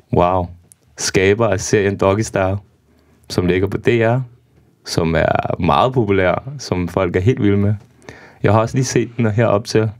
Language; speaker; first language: Danish; early bilingual, other home language; Serbian